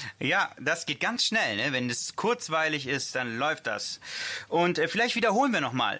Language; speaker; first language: German; early bilingual, other home language; Italian